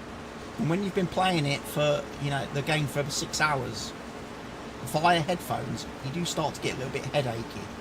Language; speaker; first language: English; native; English